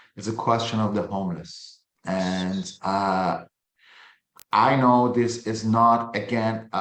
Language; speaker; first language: English; non-native, fluent; Persian